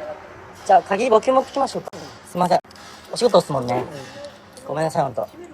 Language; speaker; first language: Japanese; native; Japanese